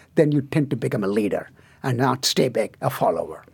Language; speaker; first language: English; non-native, local second language; Tamil